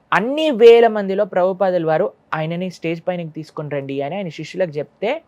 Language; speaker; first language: Telugu; native; Telugu